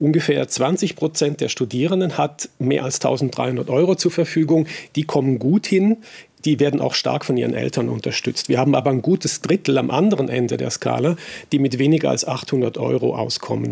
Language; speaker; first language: German; native; German